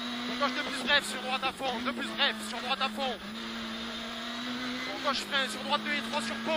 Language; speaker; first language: French; native; French